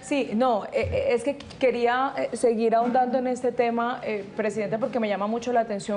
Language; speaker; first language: Spanish; native; Spanish